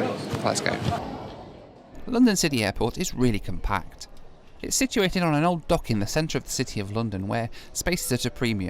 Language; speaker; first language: English; native; English